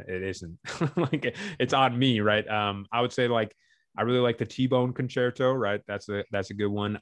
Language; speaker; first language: English; native; English